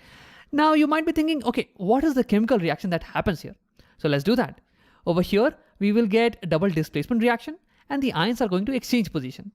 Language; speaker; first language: English; non-native, local second language; Hindi